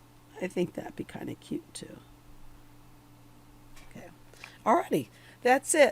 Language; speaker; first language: English; native; English